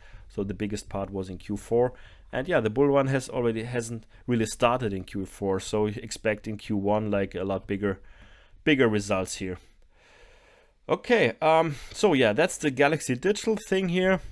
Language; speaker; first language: English; non-native, fluent; German